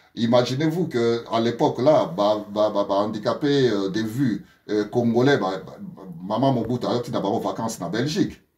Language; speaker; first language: French; non-native, local second language; Lingala